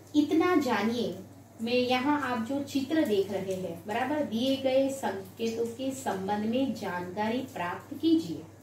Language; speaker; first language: Hindi; non-native, local second language; Gujarati